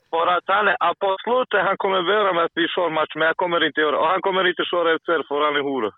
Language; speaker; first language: Swedish; non-native, fluent; Serbian